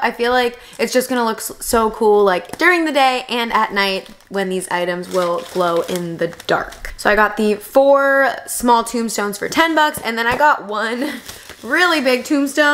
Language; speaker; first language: English; native; English